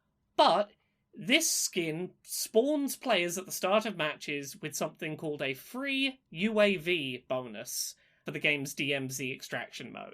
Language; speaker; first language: English; native; English